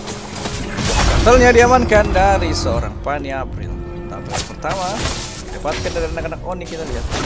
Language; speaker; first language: Indonesian; native; Indonesian